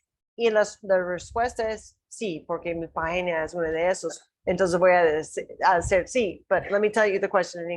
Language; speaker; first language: Spanish; non-native, learner; English